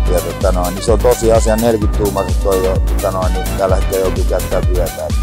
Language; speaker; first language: Finnish; native; Finnish